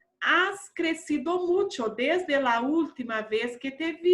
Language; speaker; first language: Spanish; non-native, fluent; Portuguese